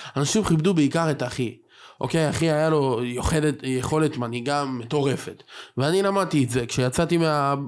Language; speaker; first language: Hebrew; native; Hebrew